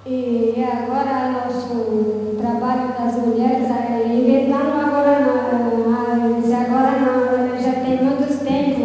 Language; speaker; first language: Portuguese; non-native, local second language; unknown